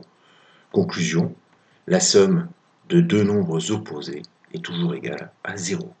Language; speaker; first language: French; native; French